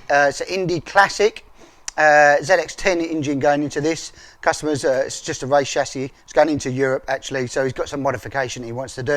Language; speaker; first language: English; native; English